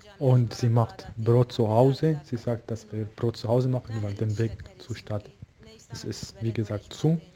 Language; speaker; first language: German; non-native, learner; Kurdish